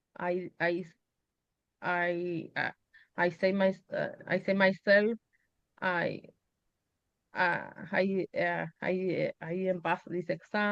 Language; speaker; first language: English; non-native, learner; Spanish